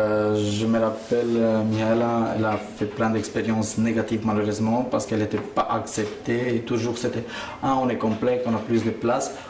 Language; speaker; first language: French; early bilingual, other home language; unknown